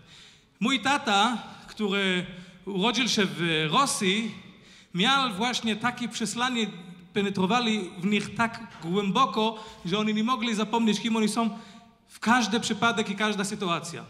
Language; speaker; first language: Polish; non-native, fluent; Hebrew